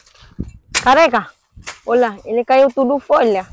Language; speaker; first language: Portuguese; non-native, learner; Vietnamese